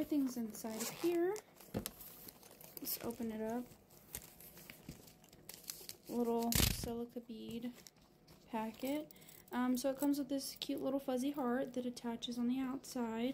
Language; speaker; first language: English; native; English